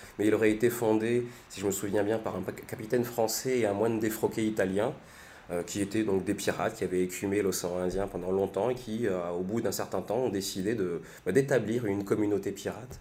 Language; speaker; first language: French; native; French